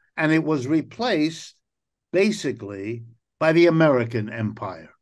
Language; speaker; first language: English; native; English